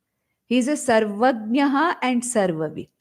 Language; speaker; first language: English; non-native, local second language; Konkani